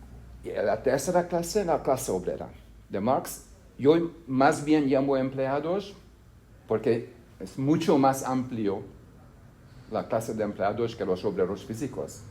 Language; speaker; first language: Spanish; non-native, fluent; Hungarian